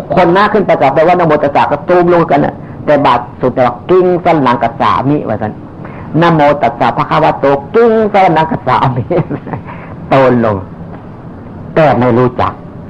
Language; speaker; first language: Thai; native; Thai